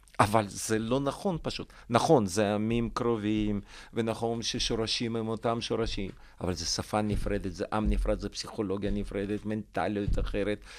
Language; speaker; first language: Hebrew; non-native, fluent; Russian